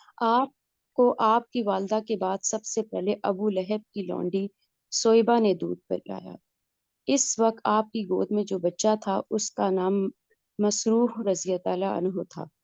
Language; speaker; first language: Urdu; native; Urdu